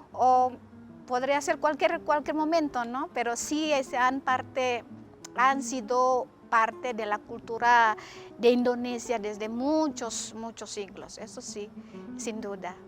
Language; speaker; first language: Spanish; non-native, fluent; Indonesian